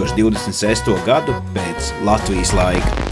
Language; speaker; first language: Latvian; native; Latvian